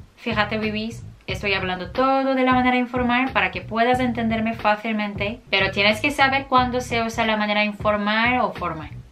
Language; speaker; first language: Spanish; non-native, fluent; Korean